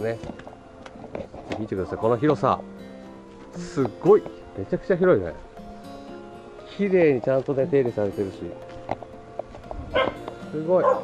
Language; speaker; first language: Japanese; native; Japanese